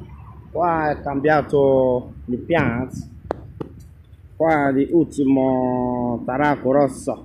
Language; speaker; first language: Italian; non-native, learner; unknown